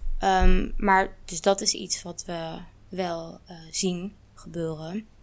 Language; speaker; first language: Dutch; early bilingual, other home language; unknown